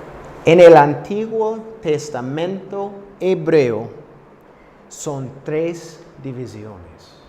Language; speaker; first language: Spanish; non-native, fluent; English